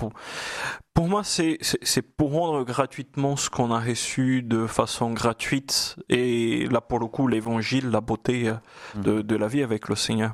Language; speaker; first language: French; non-native, fluent; Portuguese